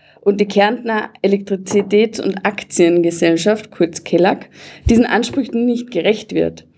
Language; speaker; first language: German; native; German